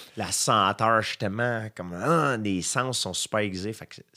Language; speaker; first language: French; native; French